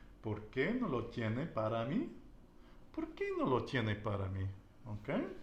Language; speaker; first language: Spanish; non-native, learner; English